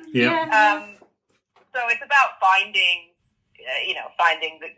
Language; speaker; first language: English; native; English